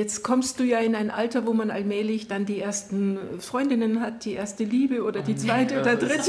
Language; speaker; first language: German; native; German